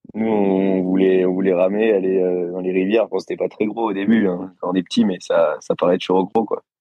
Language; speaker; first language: French; native; French